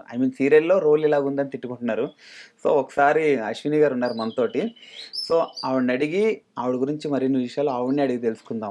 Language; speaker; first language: Telugu; native; Telugu